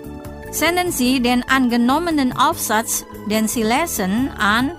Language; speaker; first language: German; non-native, fluent; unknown